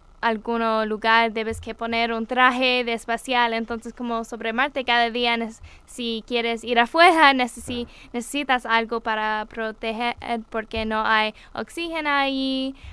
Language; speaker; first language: Spanish; non-native, learner; English